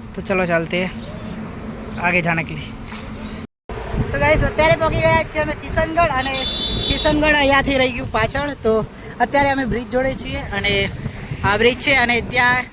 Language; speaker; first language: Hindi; non-native, local second language; Gujarati